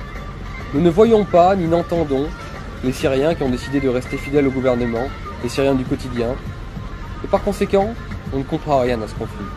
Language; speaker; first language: French; native; French